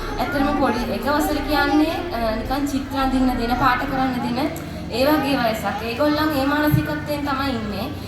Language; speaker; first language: Sinhala; non-native, local second language; Tamil